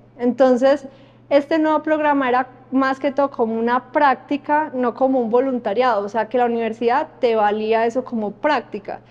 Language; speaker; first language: Spanish; native; Spanish